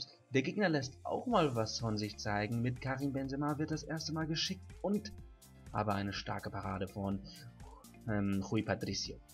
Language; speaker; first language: German; native; German